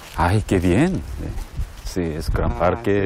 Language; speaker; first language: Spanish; non-native, learner; Korean